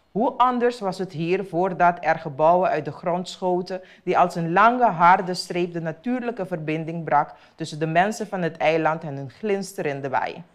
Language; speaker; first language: Dutch; non-native, local second language; Papiamento